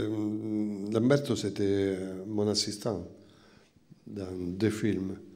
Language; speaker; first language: French; non-native, fluent; Italian